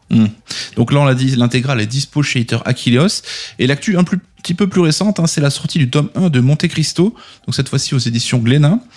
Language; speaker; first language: French; native; French